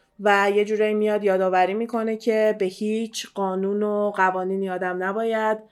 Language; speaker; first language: Persian; early bilingual, heritage; Persian